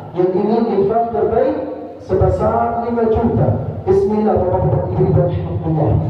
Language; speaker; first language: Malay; non-native, fluent; Arabic